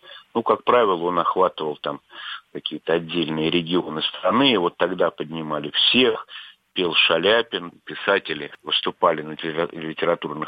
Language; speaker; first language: Russian; native; Russian